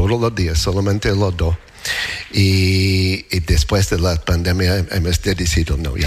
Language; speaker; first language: Spanish; non-native, fluent; English